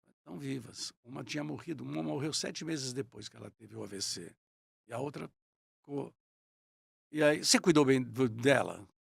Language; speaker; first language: Portuguese; early bilingual, other home language; Italian